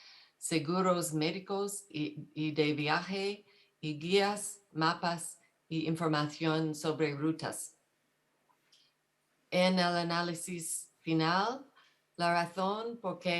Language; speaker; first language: Spanish; non-native, fluent; English